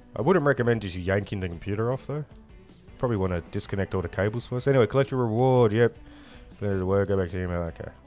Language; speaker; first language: English; native; English